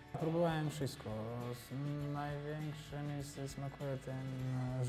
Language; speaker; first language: Polish; non-native, learner; Serbian